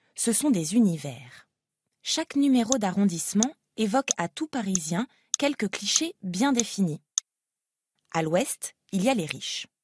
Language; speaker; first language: French; native; French